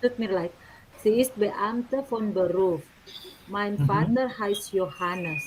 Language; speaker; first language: German; non-native, learner; Indonesian